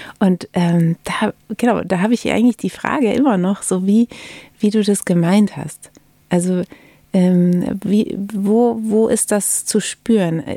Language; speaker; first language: German; native; German